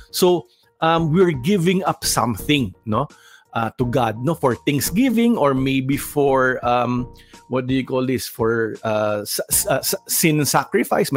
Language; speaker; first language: English; non-native, local second language; Filipino